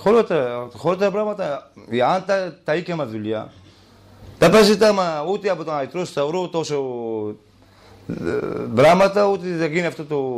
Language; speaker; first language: Greek; non-native, learner; Kurdish